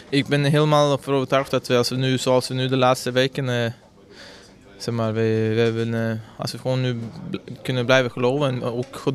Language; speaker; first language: Dutch; non-native, fluent; Swedish